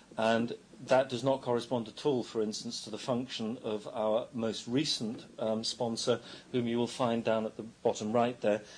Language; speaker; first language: English; native; English